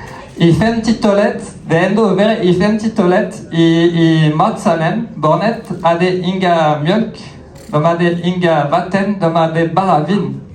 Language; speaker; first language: Swedish; non-native, fluent; French